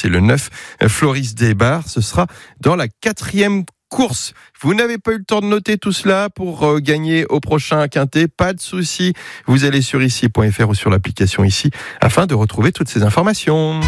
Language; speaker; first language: French; native; French